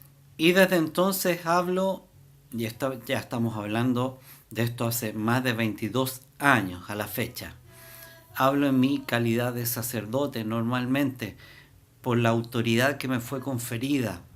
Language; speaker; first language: Spanish; native; Spanish